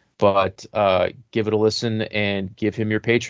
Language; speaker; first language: English; native; English